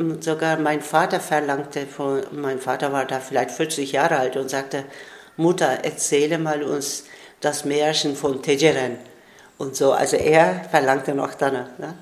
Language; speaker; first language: German; non-native, fluent; Turkish